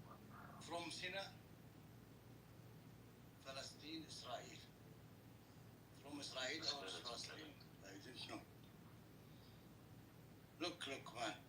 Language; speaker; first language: English; non-native, learner; Arabic